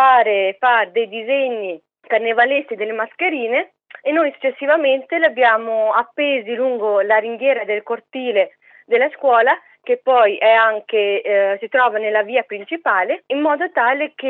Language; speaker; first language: Italian; native; Italian